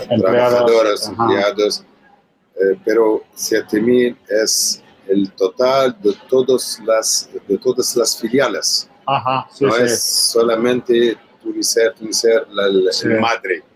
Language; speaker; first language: Spanish; non-native, learner; Arabic